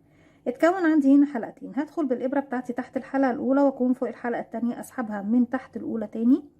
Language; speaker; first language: Arabic; native; Arabic